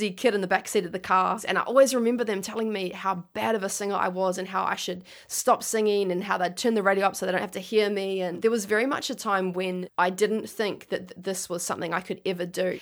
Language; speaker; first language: English; native; English